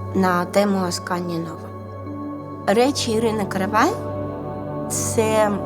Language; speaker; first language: Ukrainian; non-native, local second language; Russian